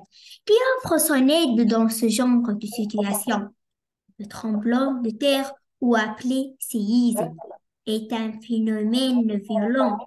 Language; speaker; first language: French; non-native, learner; Arabic